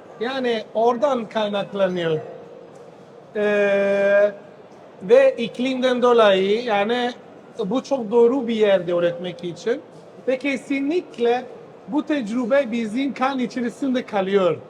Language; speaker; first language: Turkish; non-native, fluent; Italian